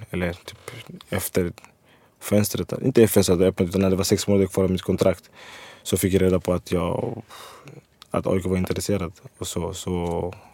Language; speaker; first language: Swedish; early bilingual, other home language; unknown